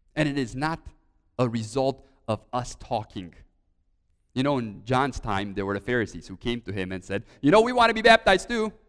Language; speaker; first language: English; early bilingual, other home language; Romanian